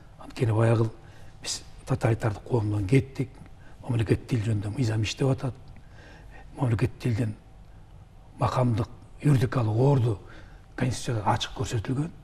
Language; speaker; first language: Kyrgyz; native; Kyrgyz